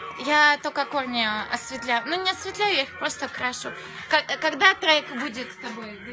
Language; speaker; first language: Russian; native; Russian